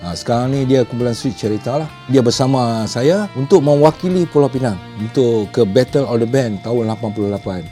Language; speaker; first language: Malay; native; Malay